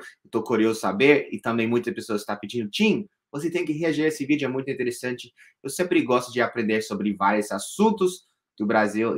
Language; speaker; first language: Portuguese; non-native, fluent; English